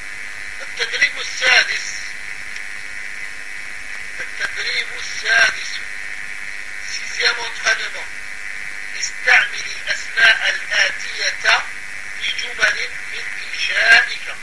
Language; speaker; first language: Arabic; non-native, fluent; French